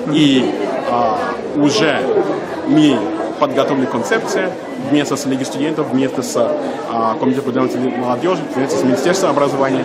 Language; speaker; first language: Russian; non-native, fluent; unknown